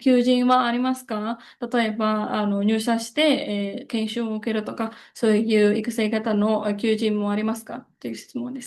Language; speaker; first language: Japanese; non-native, fluent; Indonesian